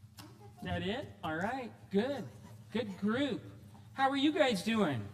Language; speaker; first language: English; native; English